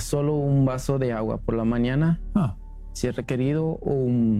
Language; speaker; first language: Spanish; native; Spanish